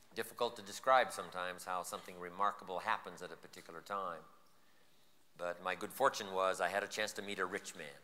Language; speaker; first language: English; native; English